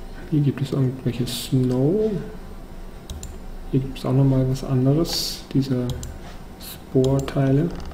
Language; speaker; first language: German; native; German